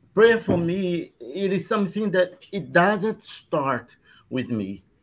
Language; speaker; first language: English; non-native, fluent; Portuguese